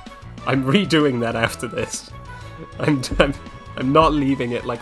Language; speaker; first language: English; native; English